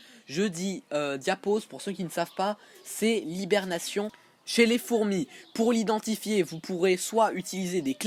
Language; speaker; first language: French; native; French